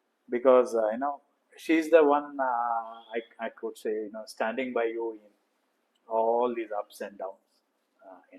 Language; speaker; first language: English; non-native, local second language; Kannada